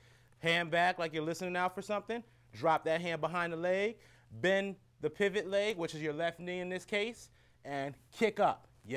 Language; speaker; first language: English; native; English